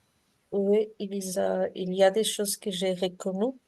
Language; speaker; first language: French; non-native, learner; Portuguese